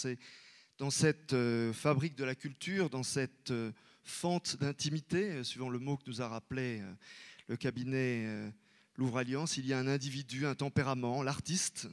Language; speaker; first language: French; native; French